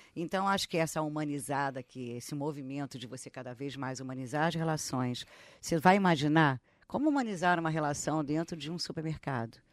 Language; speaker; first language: Portuguese; native; Portuguese